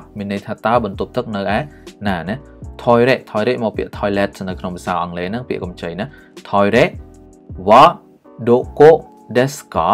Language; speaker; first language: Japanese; non-native, learner; Khmer